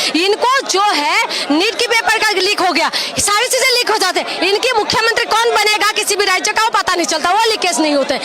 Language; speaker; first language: Hindi; non-native, local second language; Assamese